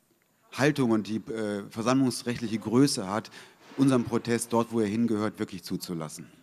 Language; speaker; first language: German; native; German